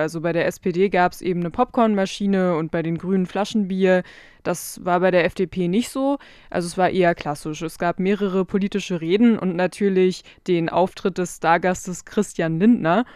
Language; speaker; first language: German; native; German